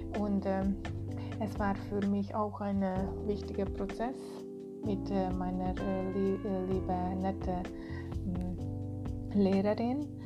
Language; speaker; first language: German; non-native, learner; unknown